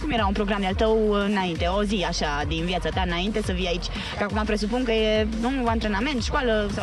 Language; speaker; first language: Romanian; native; Romanian